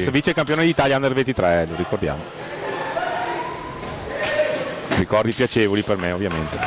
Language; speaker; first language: Italian; native; Italian